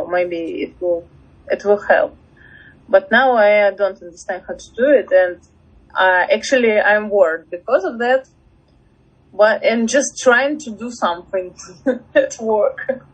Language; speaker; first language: English; non-native, fluent; Russian